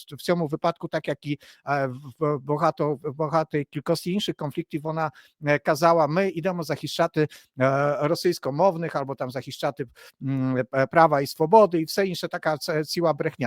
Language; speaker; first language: Polish; non-native, learner; Ukrainian